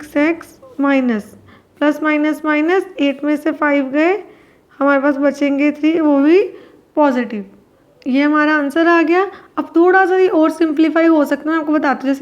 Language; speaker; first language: Hindi; native; Hindi